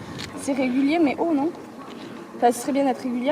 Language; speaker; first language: French; native; French